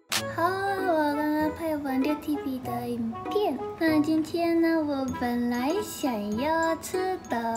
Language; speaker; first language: Chinese; non-native, fluent; Japanese